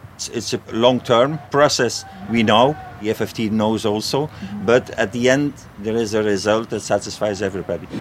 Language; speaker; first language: English; non-native, fluent; Dutch